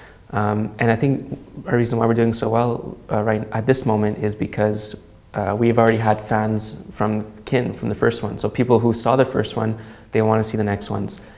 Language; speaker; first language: English; native; English